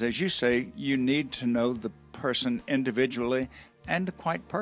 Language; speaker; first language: English; native; English